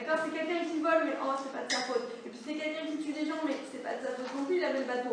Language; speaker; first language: French; native; French